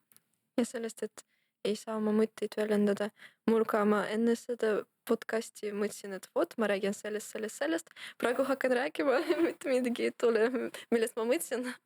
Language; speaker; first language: Estonian; non-native, local second language; Russian